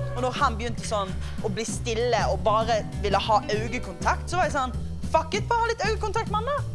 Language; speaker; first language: Norwegian; native; Norwegian